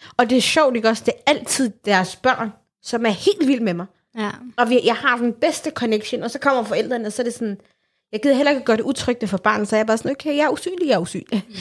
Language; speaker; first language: Danish; early bilingual, other home language; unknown